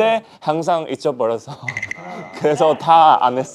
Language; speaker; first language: Korean; non-native, learner; Chinese